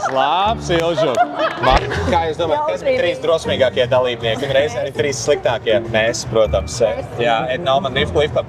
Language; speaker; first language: Latvian; native; Latvian